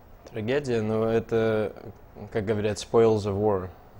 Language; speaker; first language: Russian; early bilingual, heritage; Russian